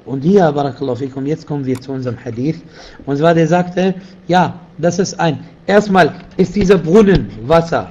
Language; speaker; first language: German; non-native, fluent; Arabic